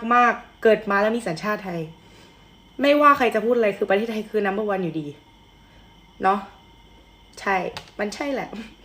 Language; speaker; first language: Thai; early bilingual, other home language; Russian